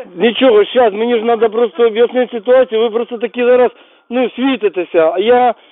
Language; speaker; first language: Ukrainian; native; Ukrainian